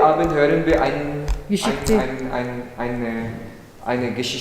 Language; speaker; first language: German; non-native, learner; Filipino